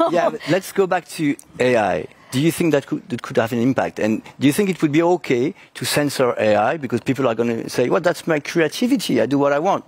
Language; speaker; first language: English; non-native, fluent; French